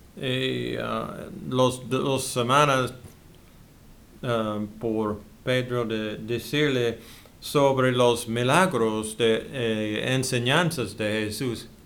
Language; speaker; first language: Spanish; non-native, learner; English